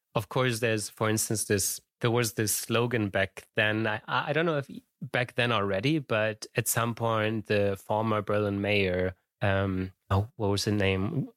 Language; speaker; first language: English; non-native, fluent; German